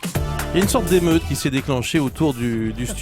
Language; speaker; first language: French; native; French